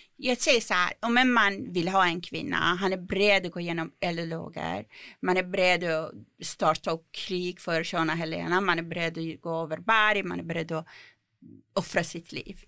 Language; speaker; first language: Swedish; non-native, fluent; Persian